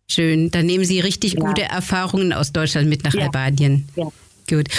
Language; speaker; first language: German; native; German